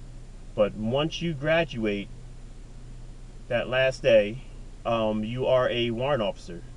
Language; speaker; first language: English; native; English